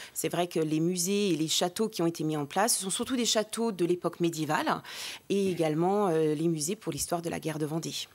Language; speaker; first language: French; native; French